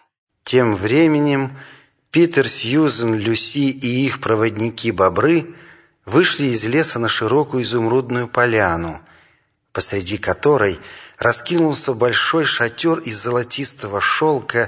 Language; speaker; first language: Russian; native; Russian